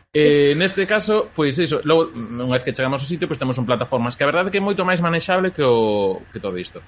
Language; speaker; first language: Galician; non-native, local second language; Spanish